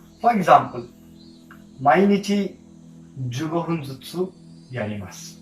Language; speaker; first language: Japanese; non-native, fluent; Hindi